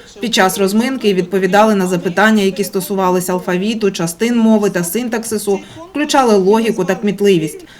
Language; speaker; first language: Ukrainian; native; Ukrainian